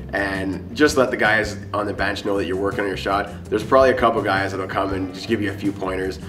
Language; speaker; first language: English; native; English